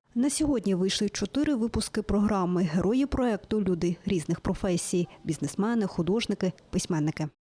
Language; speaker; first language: Ukrainian; native; Ukrainian